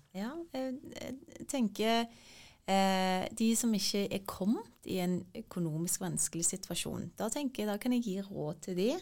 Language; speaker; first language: Norwegian; early bilingual, other home language; Turkish